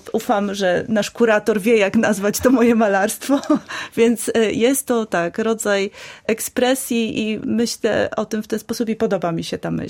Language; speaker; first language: Polish; native; Polish